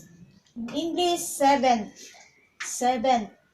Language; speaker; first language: English; non-native, local second language; Filipino